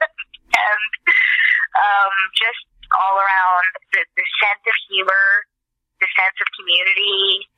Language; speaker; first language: English; native; English